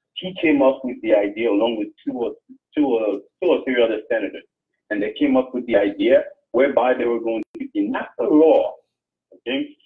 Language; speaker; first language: English; non-native, fluent; Haitian Creole